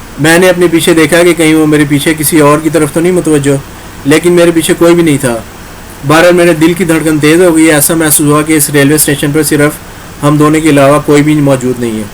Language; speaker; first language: Urdu; non-native, local second language; Punjabi